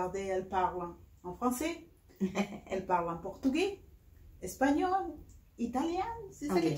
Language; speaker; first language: French; non-native, fluent; Spanish